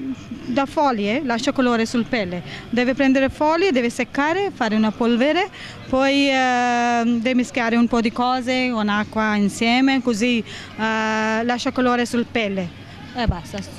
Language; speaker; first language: Italian; non-native, learner; Hindi